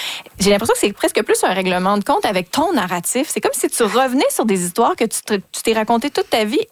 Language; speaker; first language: French; native; French